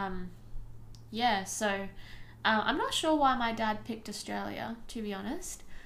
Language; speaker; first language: English; non-native, local second language; Tamil